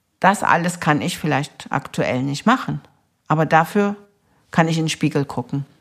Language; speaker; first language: German; early bilingual, other home language; Turkish